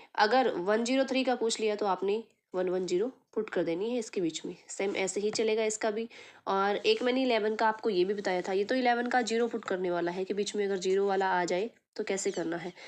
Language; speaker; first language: Hindi; native; Hindi